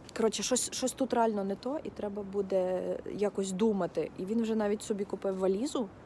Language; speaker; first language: Ukrainian; non-native, local second language; Russian